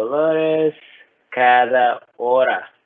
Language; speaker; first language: Spanish; non-native, learner; English